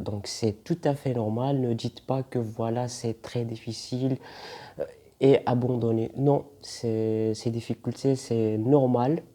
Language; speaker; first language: French; non-native, local second language; Arabic